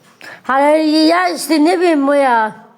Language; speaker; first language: Slovak; non-native, local second language; Romany